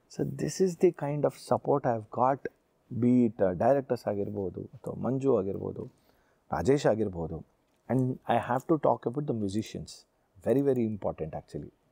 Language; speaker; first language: Kannada; native; Kannada